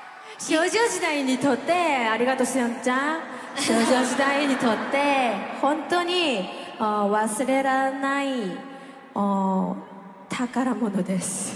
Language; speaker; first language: Japanese; non-native, fluent; Korean